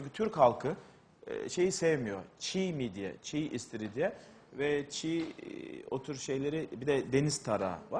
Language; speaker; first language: Turkish; native; Turkish